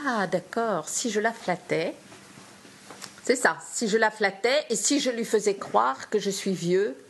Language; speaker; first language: French; native; French